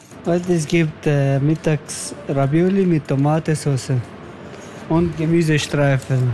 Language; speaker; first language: German; non-native, learner; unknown